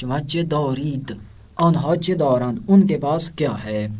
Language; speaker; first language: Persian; non-native, fluent; Urdu